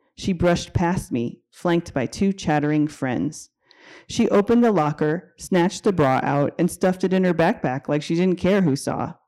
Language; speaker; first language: English; native; English